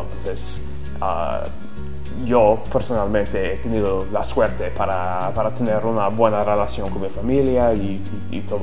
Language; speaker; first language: Spanish; non-native, fluent; English